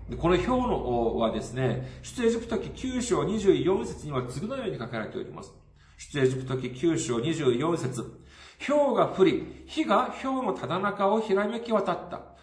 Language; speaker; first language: Japanese; non-native, fluent; Korean